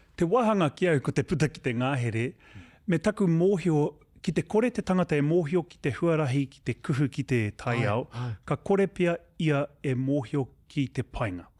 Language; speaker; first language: Māori; non-native, local second language; English